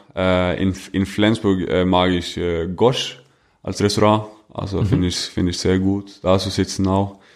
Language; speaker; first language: German; non-native, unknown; Norwegian